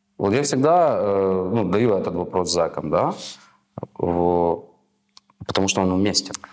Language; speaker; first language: Russian; non-native, local second language; Ukrainian